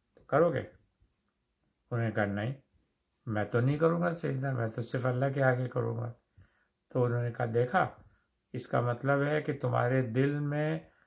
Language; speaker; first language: Hindi; native; Hindi